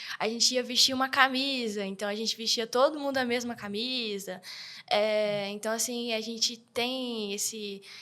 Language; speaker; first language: Portuguese; early bilingual, heritage; Portuguese